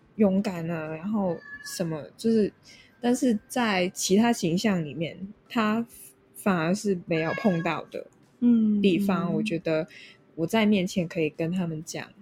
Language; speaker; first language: Chinese; non-native, local second language; Cantonese